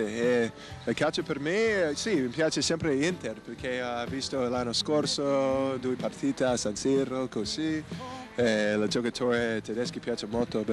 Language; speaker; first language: Italian; non-native, learner; English